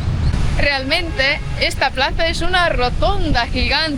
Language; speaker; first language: Spanish; non-native, fluent; Estonian